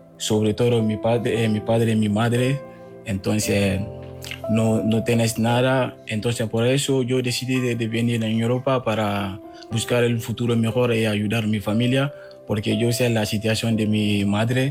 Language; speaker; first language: Spanish; non-native, learner; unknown